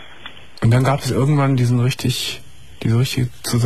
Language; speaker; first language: German; native; German